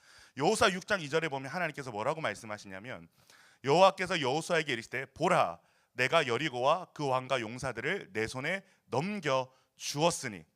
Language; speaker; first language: Korean; native; Korean